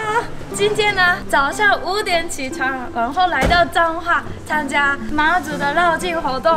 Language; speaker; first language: Chinese; non-native, fluent; Japanese